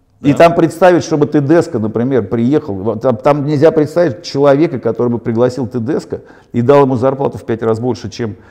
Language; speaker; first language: Russian; native; Russian